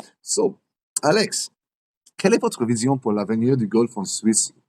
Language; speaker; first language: French; non-native, learner; English